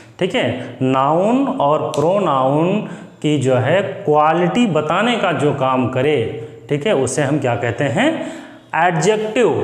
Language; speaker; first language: Hindi; native; Hindi